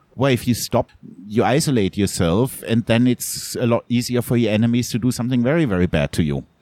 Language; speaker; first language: English; non-native, fluent; German